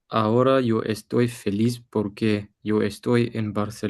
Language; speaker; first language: Spanish; non-native, learner; English